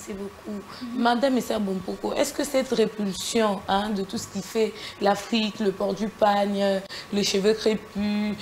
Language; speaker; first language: French; non-native, local second language; Lingala